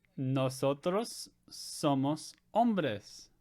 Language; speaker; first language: Spanish; non-native, learner; English